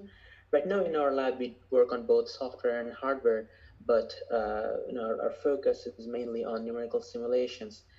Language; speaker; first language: English; non-native, local second language; Bangla